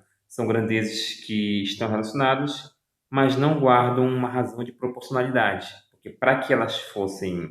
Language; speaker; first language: Portuguese; native; Portuguese